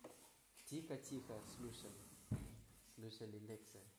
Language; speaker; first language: Russian; non-native, learner; Thai